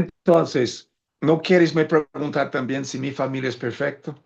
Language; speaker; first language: Spanish; non-native, fluent; English